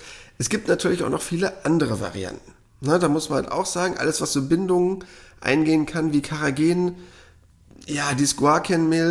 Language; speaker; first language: German; native; German